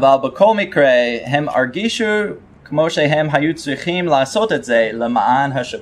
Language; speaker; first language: Hebrew; non-native, fluent; English